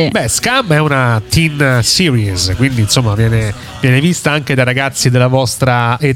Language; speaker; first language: Italian; native; Italian